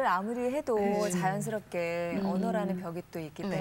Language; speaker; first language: Korean; native; Korean